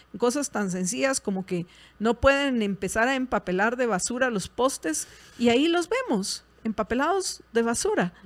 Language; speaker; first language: Spanish; native; Spanish